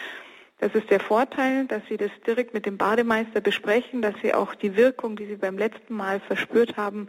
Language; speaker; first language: German; native; German